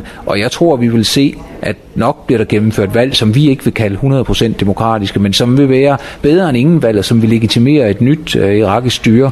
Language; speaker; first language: Danish; native; Danish